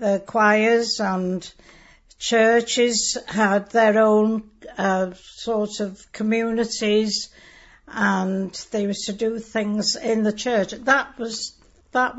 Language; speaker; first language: English; non-native, local second language; Welsh